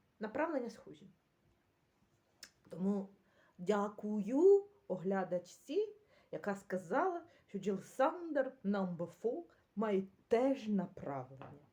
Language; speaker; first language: Ukrainian; native; Ukrainian